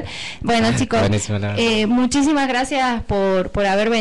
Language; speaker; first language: Spanish; native; Spanish